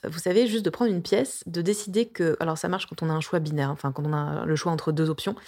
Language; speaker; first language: French; native; French